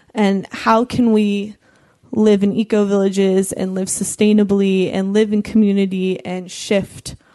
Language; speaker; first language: English; native; English